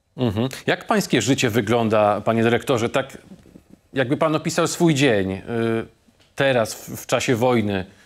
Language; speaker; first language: Polish; native; Polish